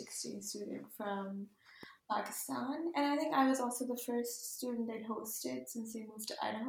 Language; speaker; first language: English; non-native, local second language; Urdu